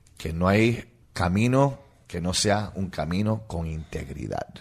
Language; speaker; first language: Spanish; non-native, local second language; English